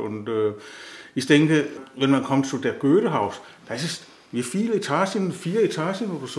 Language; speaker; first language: German; non-native, fluent; Danish